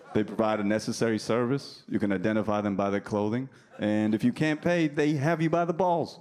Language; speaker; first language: English; native; English